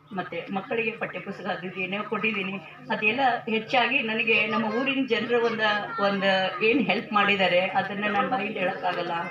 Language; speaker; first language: Kannada; native; Kannada